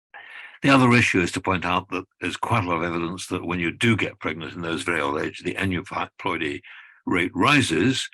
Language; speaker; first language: English; native; English